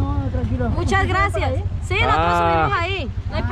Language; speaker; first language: Spanish; native; Spanish